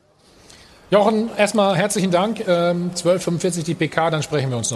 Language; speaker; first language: German; native; German